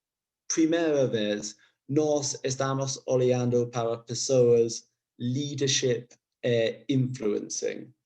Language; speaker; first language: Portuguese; non-native, learner; English